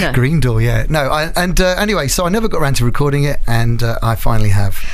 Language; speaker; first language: English; native; English